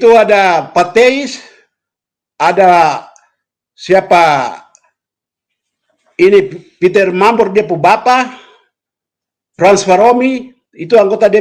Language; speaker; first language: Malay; non-native, local second language; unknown